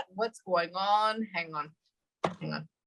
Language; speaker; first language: English; native; English